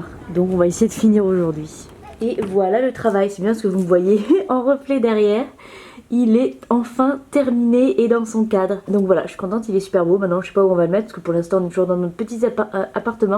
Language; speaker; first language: French; native; French